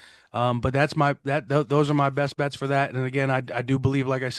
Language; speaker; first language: English; native; English